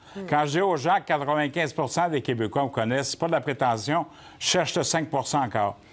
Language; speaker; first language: French; native; French